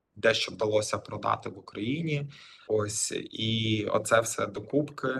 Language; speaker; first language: Ukrainian; native; Ukrainian